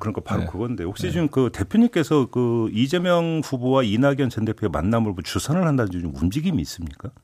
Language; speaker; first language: Korean; native; Korean